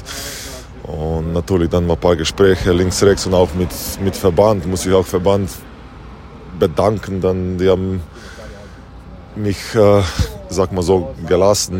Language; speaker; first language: German; non-native, learner; Slovenian